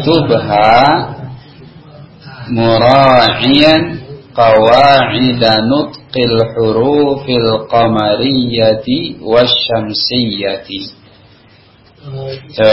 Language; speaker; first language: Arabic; non-native, fluent; Indonesian